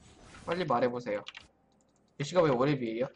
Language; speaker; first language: Korean; native; Korean